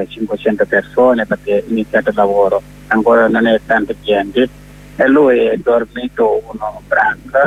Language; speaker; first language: Italian; non-native, learner; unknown